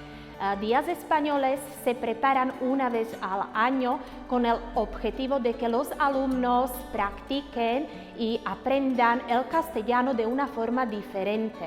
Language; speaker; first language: Spanish; non-native, fluent; Slovak